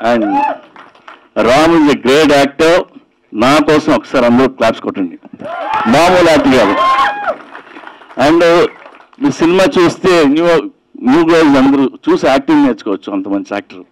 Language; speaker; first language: Telugu; native; Telugu